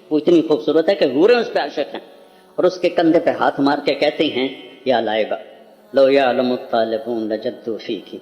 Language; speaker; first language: Urdu; non-native, local second language; Punjabi